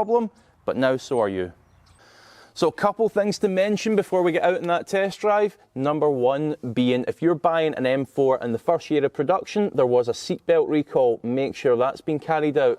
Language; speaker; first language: English; native; English